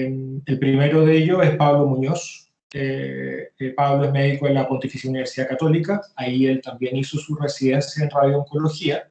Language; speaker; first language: Spanish; native; Spanish